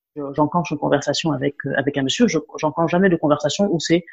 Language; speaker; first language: French; non-native, local second language; Wolof